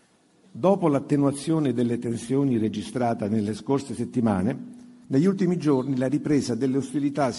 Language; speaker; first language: Italian; native; Italian